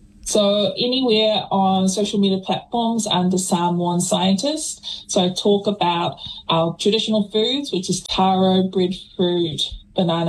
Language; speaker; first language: English; native; English